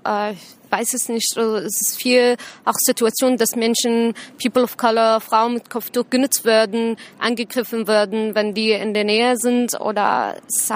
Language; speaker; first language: German; non-native, learner; Arabic